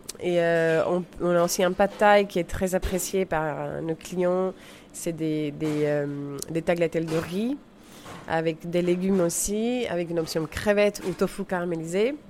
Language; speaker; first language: French; non-native, fluent; Spanish